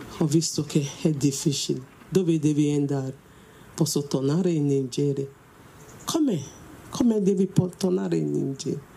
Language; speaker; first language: Italian; non-native, learner; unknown